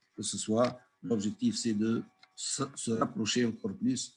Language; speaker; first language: French; non-native, local second language; Arabic